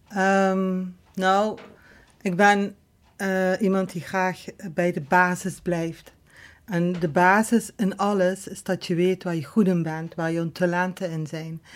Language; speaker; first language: Dutch; native; Dutch